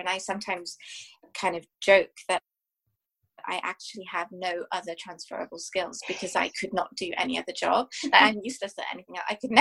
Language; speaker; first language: English; native; English